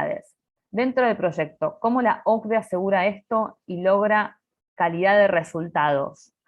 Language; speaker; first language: Spanish; native; Spanish